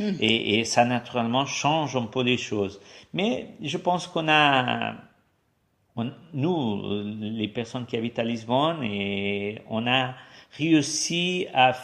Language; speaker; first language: French; non-native, fluent; Portuguese